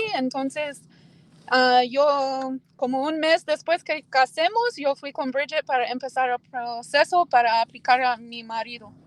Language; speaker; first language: Spanish; early bilingual, heritage; Spanish